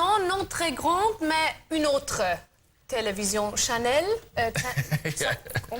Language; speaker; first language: French; non-native, learner; German